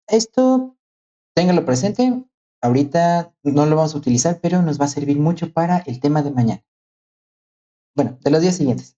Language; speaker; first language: Spanish; native; Spanish